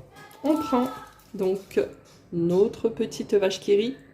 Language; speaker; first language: French; native; French